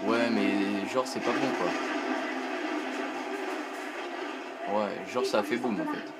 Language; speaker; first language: French; native; French